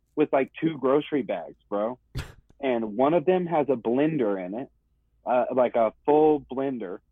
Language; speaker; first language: English; native; English